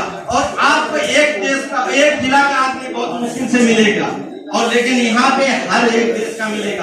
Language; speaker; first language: Hindi; non-native, fluent; Bangla